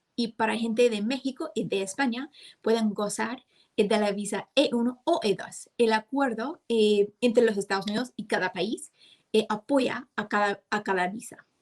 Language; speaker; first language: Spanish; non-native, fluent; English